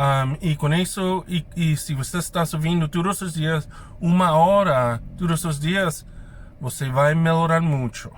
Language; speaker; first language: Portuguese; non-native, fluent; English